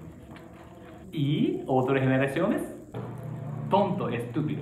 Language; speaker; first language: Spanish; non-native, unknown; Japanese